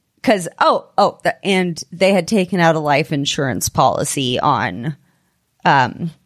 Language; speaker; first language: English; native; English